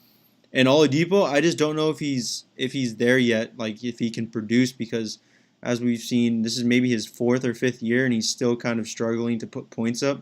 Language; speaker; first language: English; native; English